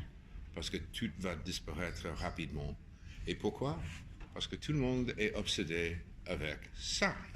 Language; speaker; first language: French; non-native, fluent; English